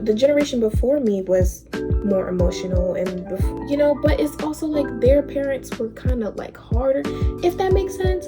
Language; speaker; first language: English; native; English